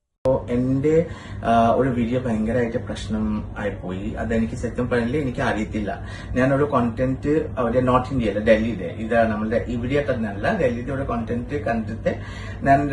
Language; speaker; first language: Malayalam; non-native, fluent; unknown